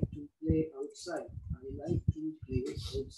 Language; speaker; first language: English; non-native, local second language; Hindi